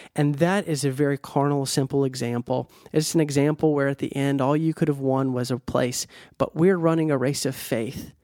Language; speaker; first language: English; native; English